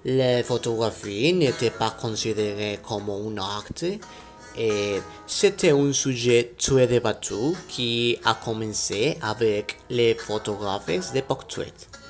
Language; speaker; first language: French; non-native, learner; Spanish